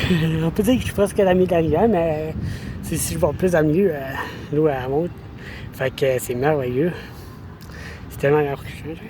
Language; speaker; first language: French; native; French